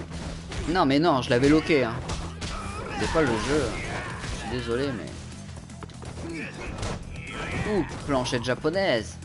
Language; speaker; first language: French; native; French